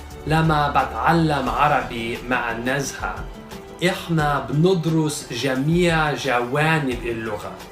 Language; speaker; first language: Arabic; non-native, fluent; English